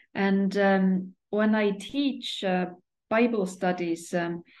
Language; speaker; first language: English; non-native, fluent; Estonian